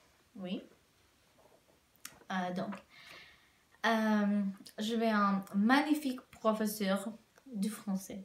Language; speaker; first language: French; non-native, learner; Czech